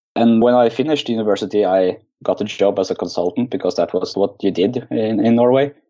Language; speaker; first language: English; non-native, fluent; Norwegian